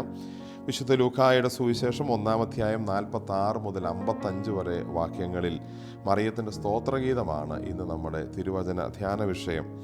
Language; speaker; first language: Malayalam; native; Malayalam